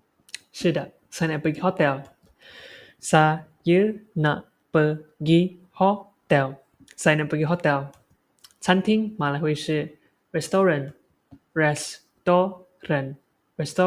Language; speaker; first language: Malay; non-native, local second language; Chinese